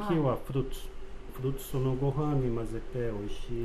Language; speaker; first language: Japanese; non-native, learner; Portuguese